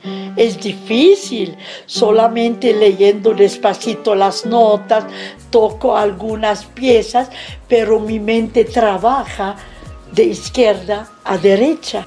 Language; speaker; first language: Spanish; non-native, fluent; Arabic